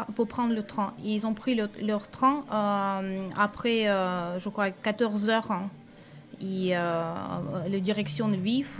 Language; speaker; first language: French; non-native, fluent; Russian